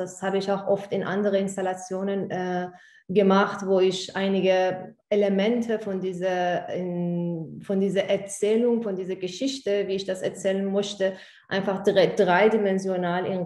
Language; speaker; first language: German; non-native, fluent; Persian